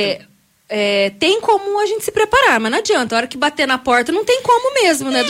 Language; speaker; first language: Portuguese; native; Portuguese